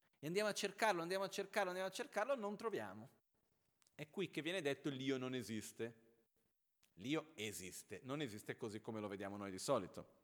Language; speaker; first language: Italian; non-native, fluent; Portuguese